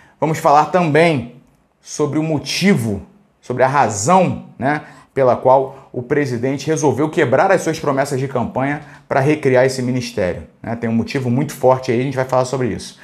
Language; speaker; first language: Portuguese; native; Portuguese